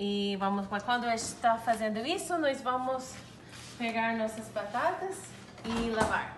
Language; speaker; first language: Portuguese; non-native, learner; English